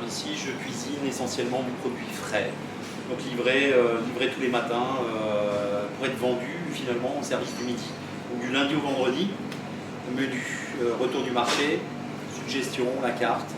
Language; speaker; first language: French; native; French